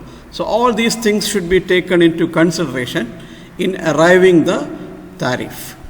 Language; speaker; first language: English; non-native, local second language; Malayalam